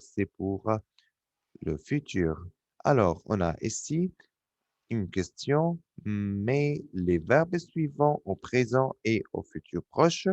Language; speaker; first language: French; non-native, fluent; Arabic